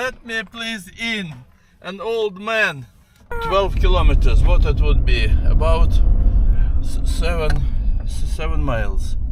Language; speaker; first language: English; non-native, learner; Russian